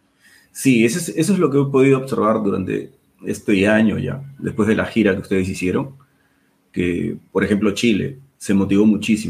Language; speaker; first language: Spanish; native; Spanish